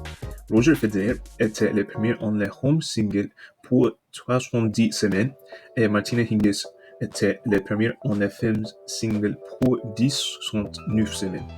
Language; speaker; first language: French; non-native, learner; English